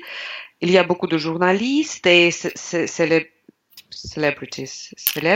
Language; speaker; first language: French; non-native, learner; Russian